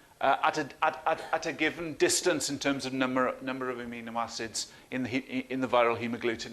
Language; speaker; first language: English; native; English